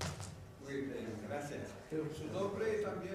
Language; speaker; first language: Spanish; non-native, fluent; French